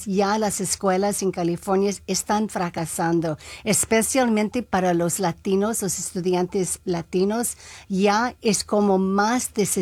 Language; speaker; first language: Spanish; non-native, local second language; English